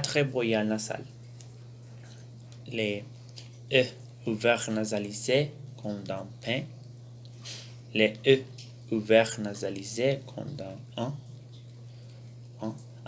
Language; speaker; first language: French; non-native, learner; Spanish